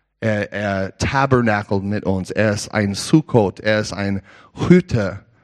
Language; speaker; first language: German; non-native, learner; English